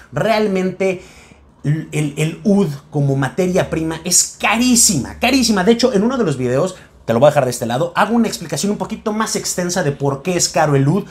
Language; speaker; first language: Spanish; native; Spanish